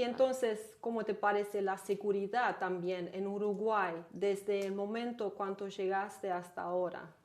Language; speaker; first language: Spanish; non-native, learner; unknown